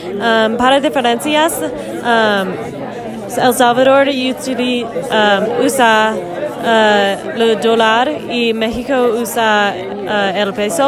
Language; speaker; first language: Spanish; non-native, learner; English